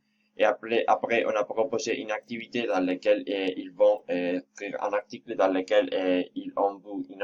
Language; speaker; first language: French; non-native, fluent; Spanish